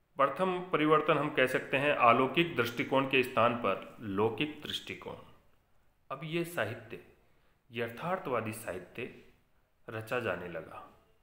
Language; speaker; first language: Hindi; native; Hindi